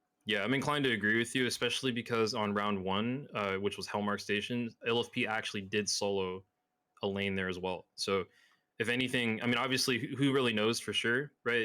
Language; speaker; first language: English; native; English